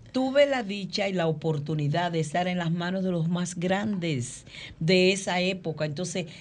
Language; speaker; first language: Spanish; early bilingual, heritage; Spanish